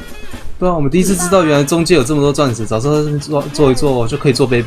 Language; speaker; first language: Chinese; native; Chinese